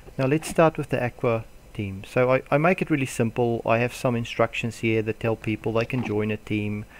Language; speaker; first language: English; non-native, local second language; Afrikaans